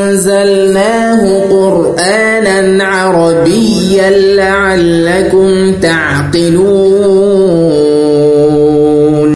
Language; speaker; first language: Arabic; non-native, fluent; Indonesian